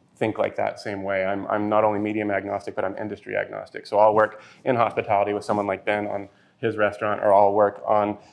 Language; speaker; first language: English; native; English